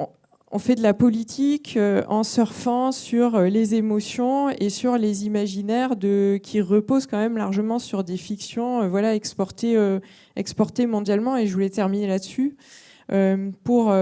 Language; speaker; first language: French; native; French